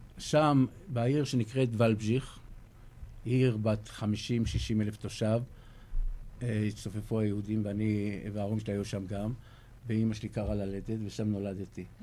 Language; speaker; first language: Hebrew; early bilingual, other home language; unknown